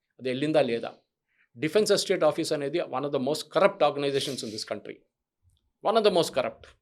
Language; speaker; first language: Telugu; non-native, local second language; Malayalam